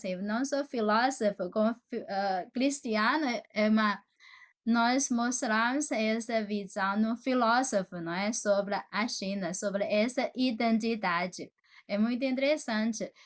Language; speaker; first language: Portuguese; non-native, fluent; Chinese